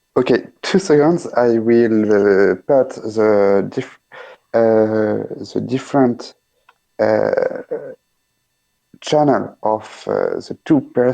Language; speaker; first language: English; non-native, learner; French